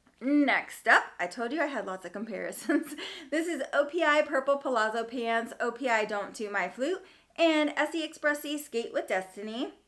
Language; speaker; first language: English; native; English